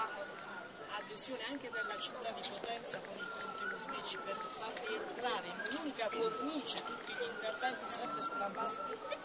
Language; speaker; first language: Italian; native; Italian